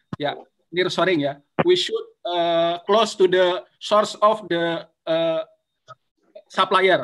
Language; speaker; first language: English; non-native, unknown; Indonesian